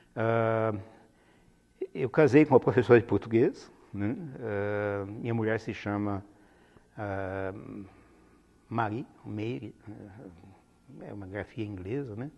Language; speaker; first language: Portuguese; non-native, fluent; Italian